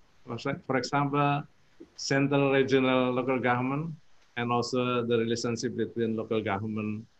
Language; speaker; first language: English; non-native, fluent; Indonesian